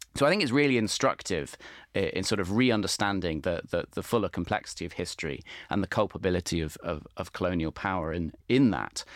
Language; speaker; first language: English; native; English